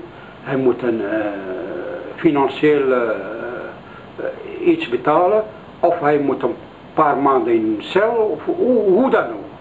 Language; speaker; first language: Dutch; non-native, learner; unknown